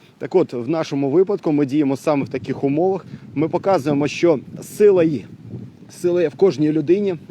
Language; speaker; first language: Ukrainian; native; Ukrainian